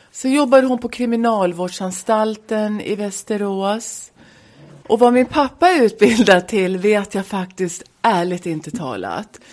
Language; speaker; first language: Swedish; native; Swedish